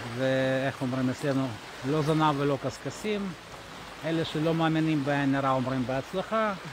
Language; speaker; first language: Hebrew; non-native, fluent; Russian